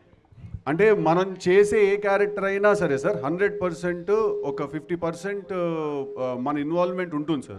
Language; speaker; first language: Telugu; native; Telugu